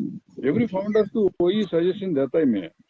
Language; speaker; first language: Hindi; non-native, local second language; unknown